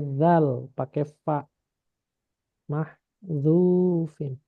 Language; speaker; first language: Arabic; non-native, fluent; Indonesian